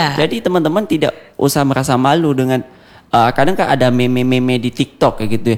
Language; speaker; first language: Indonesian; non-native, local second language; Achinese